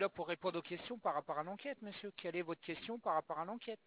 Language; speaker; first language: French; native; French